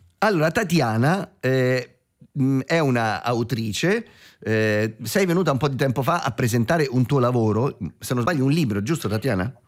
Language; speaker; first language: Italian; native; Italian